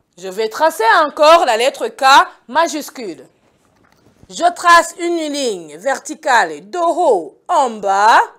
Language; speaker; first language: French; non-native, local second language; Kinyarwanda